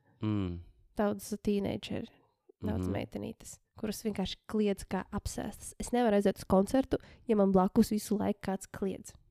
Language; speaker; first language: Latvian; native; Latvian